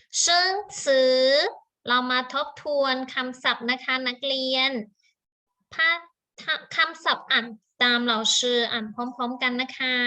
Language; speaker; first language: Thai; native; Thai